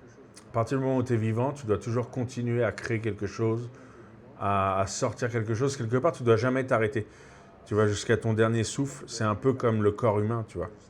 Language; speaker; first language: French; native; French